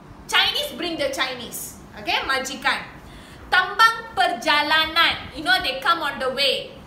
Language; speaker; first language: English; non-native, local second language; Tamil